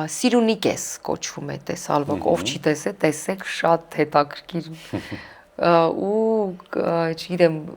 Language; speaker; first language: Armenian; early bilingual, heritage; Armenian